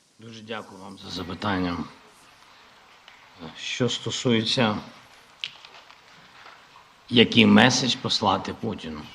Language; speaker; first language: Ukrainian; non-native, local second language; Russian